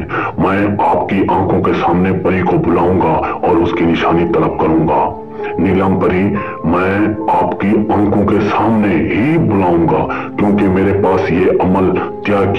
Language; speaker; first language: Urdu; native; Urdu